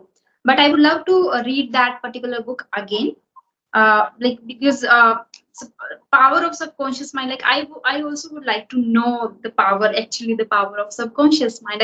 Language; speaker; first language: English; non-native, local second language; Hindi